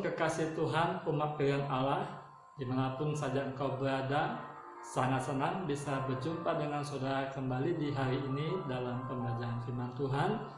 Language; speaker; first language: Indonesian; native; Indonesian